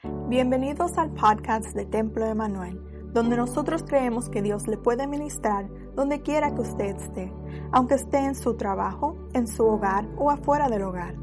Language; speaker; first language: Spanish; native; Spanish